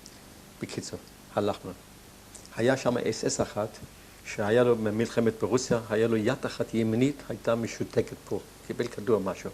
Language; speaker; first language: Hebrew; non-native, fluent; German